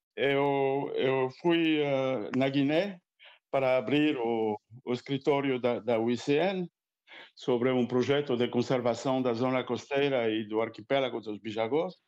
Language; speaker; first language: Portuguese; non-native, fluent; French